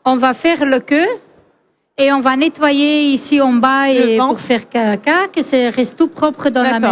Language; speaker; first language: French; non-native, fluent; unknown